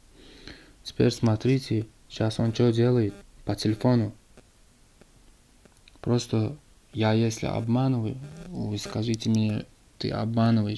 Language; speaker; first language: Russian; non-native, learner; Turkmen